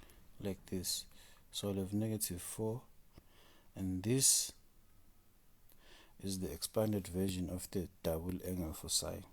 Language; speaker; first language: English; non-native, local second language; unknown